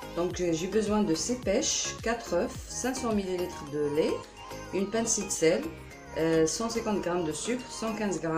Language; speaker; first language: French; non-native, local second language; Arabic